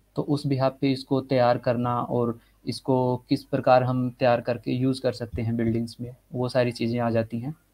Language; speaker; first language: Hindi; native; Hindi